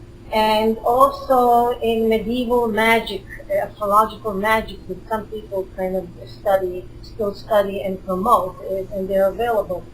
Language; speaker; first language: English; non-native, fluent; Hebrew